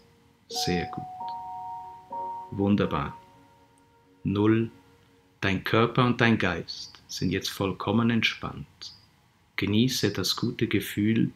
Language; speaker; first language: German; native; German